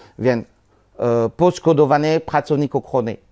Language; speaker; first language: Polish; non-native, learner; French